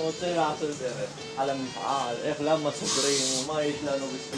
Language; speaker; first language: Hebrew; non-native, fluent; Arabic